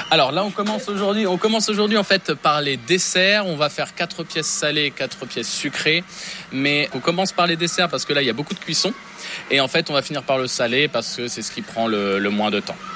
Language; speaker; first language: French; native; French